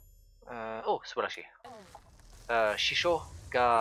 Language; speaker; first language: Japanese; non-native, learner; French